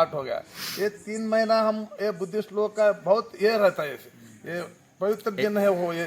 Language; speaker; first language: Hindi; non-native, local second language; Kannada